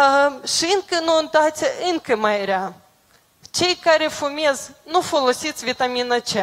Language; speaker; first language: Romanian; non-native, local second language; Russian